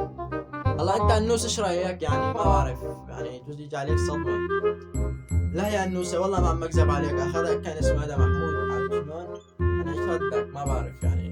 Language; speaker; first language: Arabic; native; Arabic